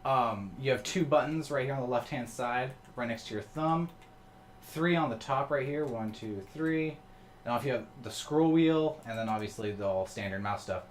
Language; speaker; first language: English; native; English